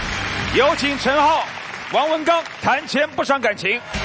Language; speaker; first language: Chinese; native; Chinese